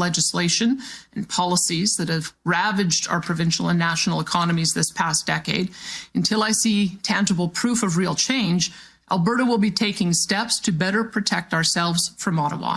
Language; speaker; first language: English; native; English